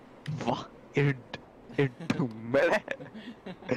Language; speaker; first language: Swedish; native; Swedish